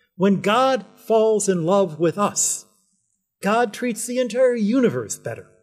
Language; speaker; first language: English; native; English